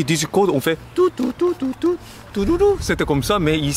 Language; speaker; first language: French; non-native, learner; Korean